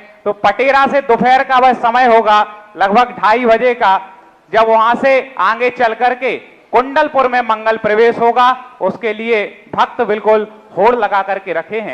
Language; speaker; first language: Hindi; native; Hindi